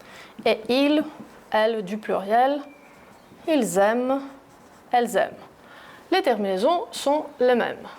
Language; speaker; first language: French; non-native, fluent; Greek